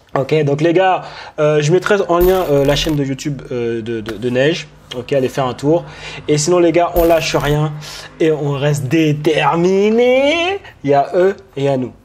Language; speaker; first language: French; native; French